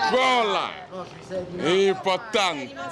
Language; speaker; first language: Italian; non-native, learner; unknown